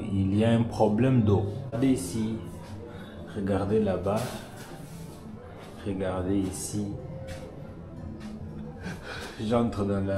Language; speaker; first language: French; non-native, local second language; Lingala